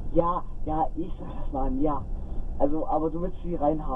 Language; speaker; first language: German; native; German